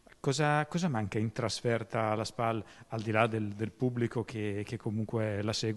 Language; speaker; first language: Italian; native; Italian